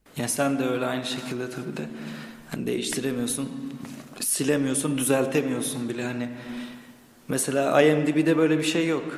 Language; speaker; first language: Turkish; native; Turkish